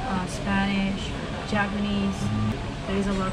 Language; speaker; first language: English; non-native, learner; Arabic